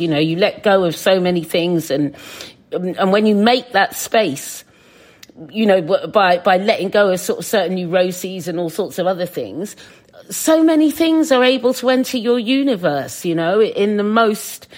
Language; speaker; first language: English; native; English